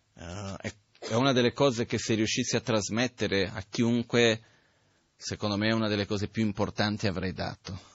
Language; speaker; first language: Italian; non-native, fluent; Portuguese